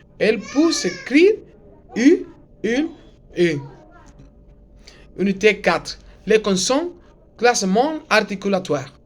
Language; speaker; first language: French; non-native, learner; Spanish